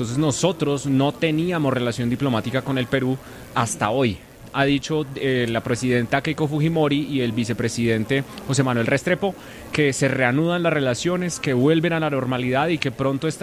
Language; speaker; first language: Spanish; native; Spanish